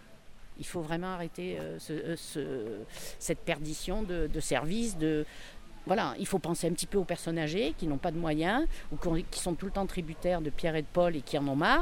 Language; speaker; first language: French; native; French